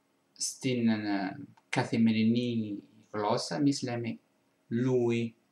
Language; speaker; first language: Greek; non-native, fluent; Italian